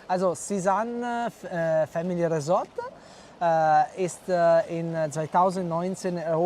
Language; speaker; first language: German; non-native, fluent; Italian